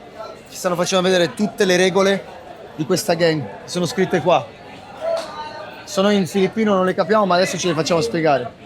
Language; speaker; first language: Italian; native; Italian